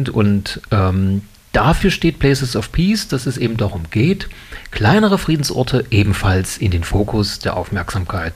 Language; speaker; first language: German; native; German